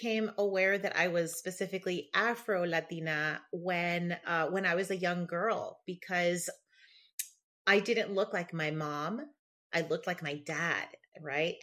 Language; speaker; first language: English; early bilingual, other home language; Spanish